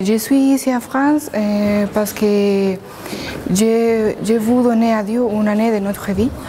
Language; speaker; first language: French; non-native, learner; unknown